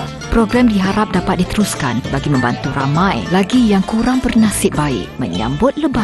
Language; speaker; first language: Malay; native; Malay